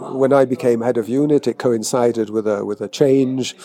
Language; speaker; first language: English; native; English